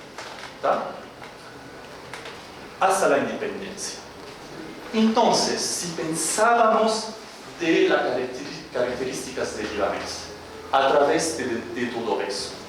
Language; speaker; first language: Spanish; non-native, fluent; Arabic